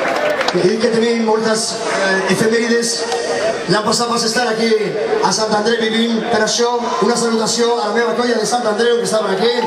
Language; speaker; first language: Catalan; non-native, local second language; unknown